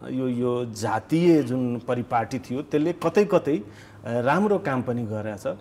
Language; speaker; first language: Nepali; non-native, local second language; Maithili